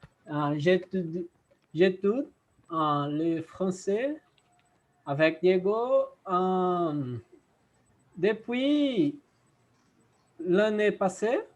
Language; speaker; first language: French; non-native, learner; Portuguese